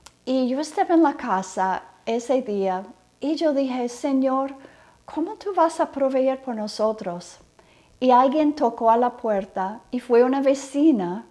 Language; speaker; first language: Spanish; non-native, fluent; English